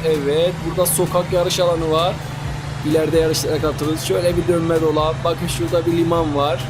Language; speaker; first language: Turkish; native; Turkish